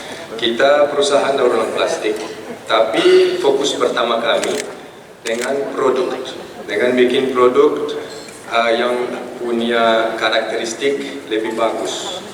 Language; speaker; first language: Indonesian; non-native, fluent; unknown